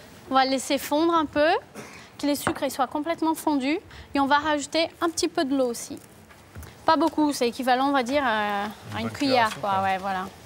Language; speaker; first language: French; non-native, fluent; Portuguese